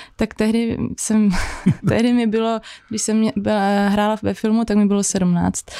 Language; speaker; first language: Czech; native; Czech